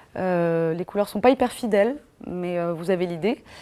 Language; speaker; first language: French; native; French